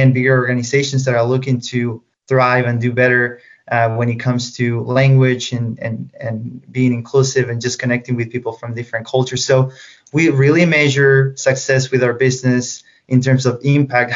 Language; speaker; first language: English; non-native, fluent; Spanish